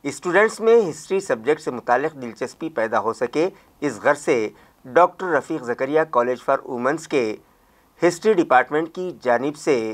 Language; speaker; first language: Hindi; non-native, local second language; Urdu